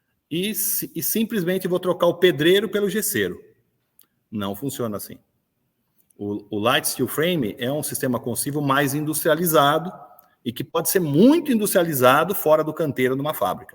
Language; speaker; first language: Portuguese; native; Portuguese